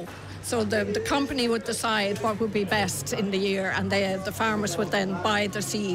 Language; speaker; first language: English; native; English